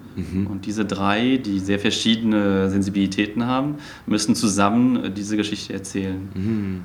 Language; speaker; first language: German; non-native, local second language; Luxembourgish